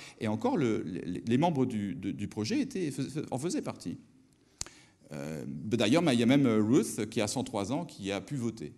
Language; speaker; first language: French; native; French